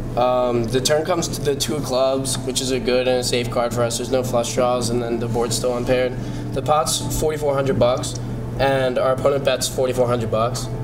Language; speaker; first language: English; native; English